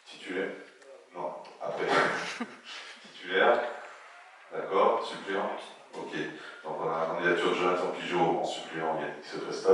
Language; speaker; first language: French; native; French